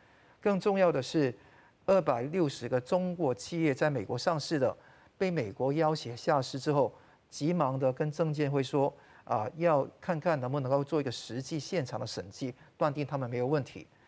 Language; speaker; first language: Chinese; non-native, local second language; Cantonese